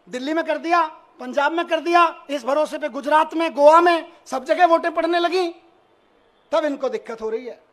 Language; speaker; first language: Hindi; native; Hindi